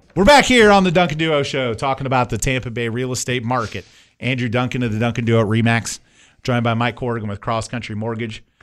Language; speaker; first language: English; native; English